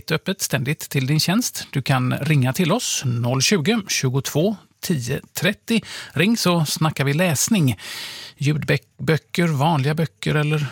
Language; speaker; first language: Swedish; native; Swedish